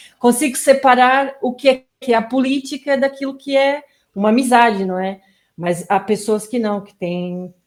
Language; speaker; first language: Portuguese; native; Portuguese